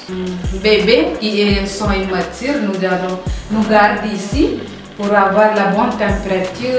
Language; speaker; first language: French; non-native, learner; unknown